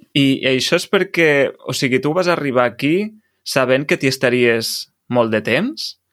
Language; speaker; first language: Catalan; native; Catalan